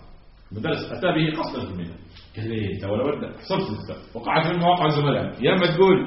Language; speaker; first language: Arabic; native; Arabic